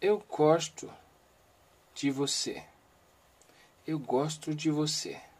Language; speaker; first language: Portuguese; non-native, learner; Haitian Creole